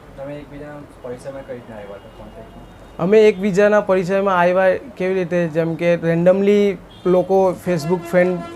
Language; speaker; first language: Gujarati; non-native, local second language; Hindi